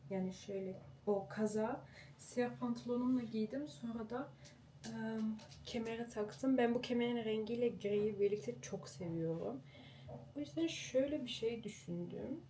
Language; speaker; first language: Turkish; native; Turkish